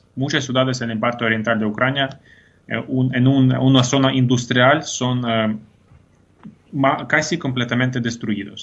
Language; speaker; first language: Spanish; non-native, fluent; Ukrainian